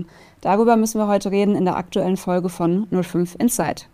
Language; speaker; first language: German; native; German